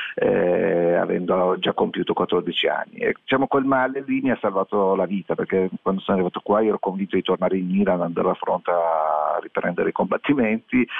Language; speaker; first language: Italian; non-native, fluent; Persian